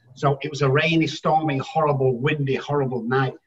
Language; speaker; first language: English; native; English